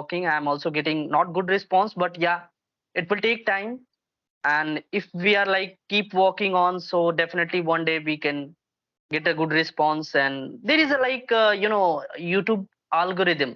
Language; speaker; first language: English; non-native, local second language; Hindi